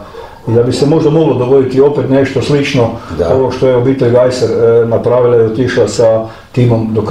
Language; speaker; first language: Croatian; native; Croatian